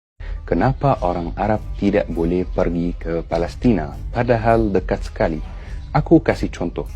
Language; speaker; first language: Indonesian; non-native, fluent; Arabic